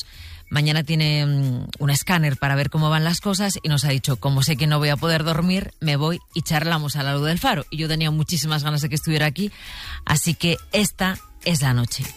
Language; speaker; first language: Spanish; native; Spanish